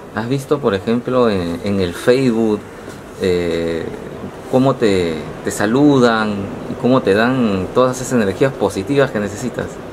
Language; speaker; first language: Spanish; native; Spanish